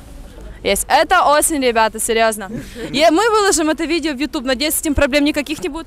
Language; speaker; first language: Russian; native; Russian